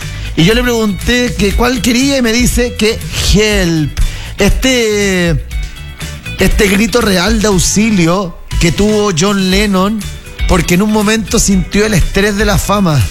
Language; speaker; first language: Spanish; native; Spanish